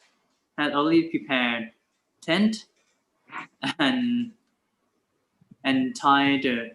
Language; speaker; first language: English; non-native, learner; Thai